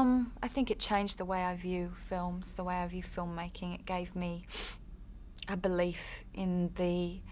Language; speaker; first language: English; native; English